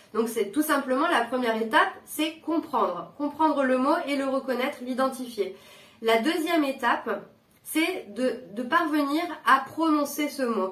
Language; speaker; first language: French; native; French